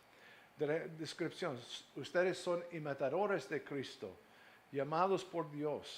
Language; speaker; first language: Spanish; non-native, fluent; English